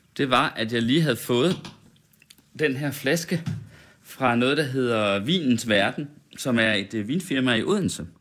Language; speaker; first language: Danish; native; Danish